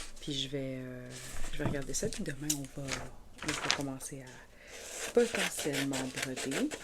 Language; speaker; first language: French; native; French